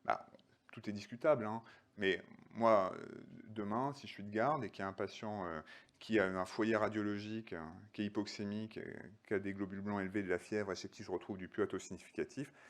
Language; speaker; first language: French; native; French